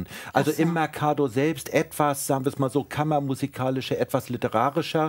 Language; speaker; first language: German; native; German